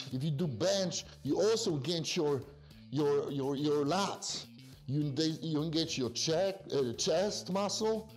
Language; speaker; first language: English; non-native, fluent; Polish